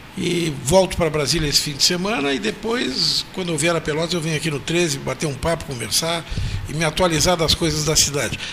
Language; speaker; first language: Portuguese; native; Portuguese